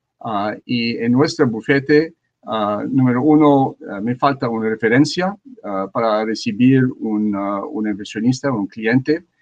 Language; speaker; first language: Spanish; non-native, learner; French